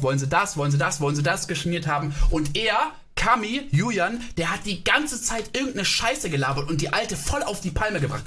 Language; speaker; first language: German; native; German